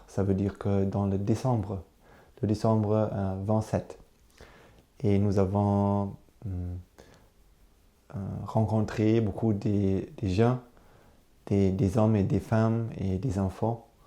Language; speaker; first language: French; non-native, learner; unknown